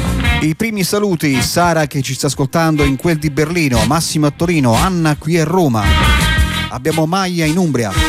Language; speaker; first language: Italian; native; Italian